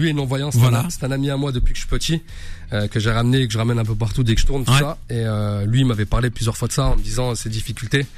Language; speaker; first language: French; early bilingual, other home language; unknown